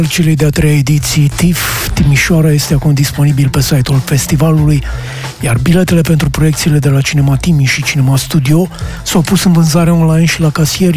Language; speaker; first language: Romanian; native; Romanian